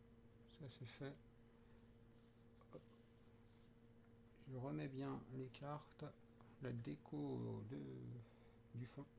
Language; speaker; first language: French; native; French